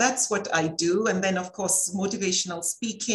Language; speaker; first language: English; native; English